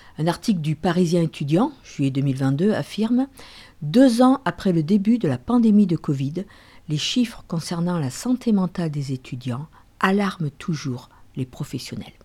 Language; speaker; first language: French; native; French